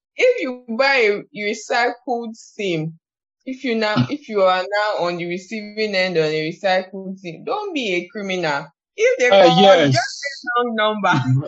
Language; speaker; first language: English; non-native, local second language; Yoruba